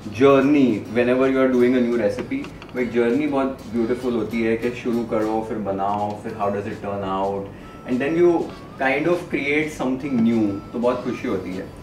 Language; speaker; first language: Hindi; non-native, local second language; Punjabi